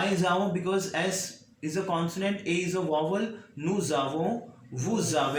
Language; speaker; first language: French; non-native, learner; Hindi